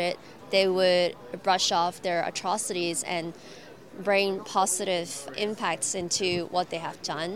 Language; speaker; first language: English; non-native, local second language; Cantonese